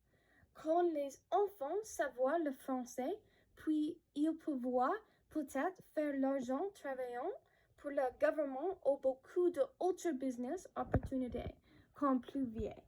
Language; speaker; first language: French; non-native, learner; English